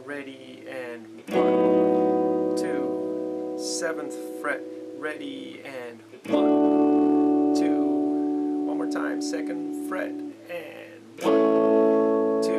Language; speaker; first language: English; native; English